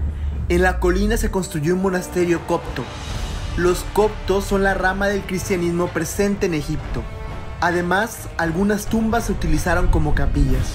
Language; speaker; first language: Spanish; native; Spanish